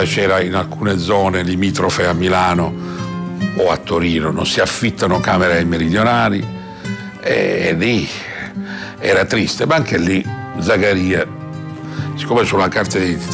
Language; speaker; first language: Italian; native; Italian